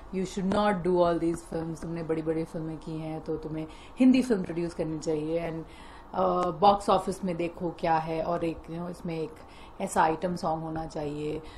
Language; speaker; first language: Hindi; native; Hindi